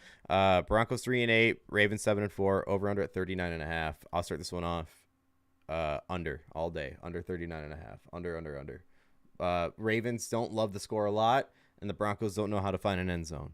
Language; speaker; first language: English; native; English